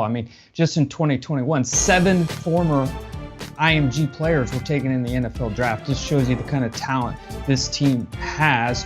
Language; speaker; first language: English; native; English